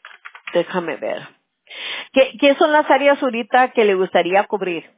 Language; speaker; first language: Spanish; early bilingual, other home language; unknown